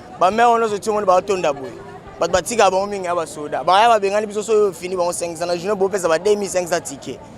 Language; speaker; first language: Lingala; native; Lingala